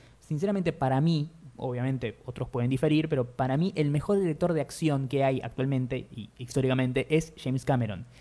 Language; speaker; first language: Spanish; native; Spanish